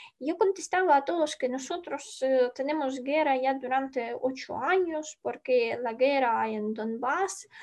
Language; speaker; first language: Spanish; non-native, learner; Ukrainian